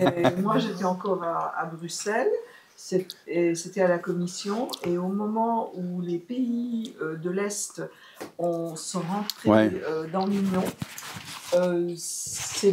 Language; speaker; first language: French; native; French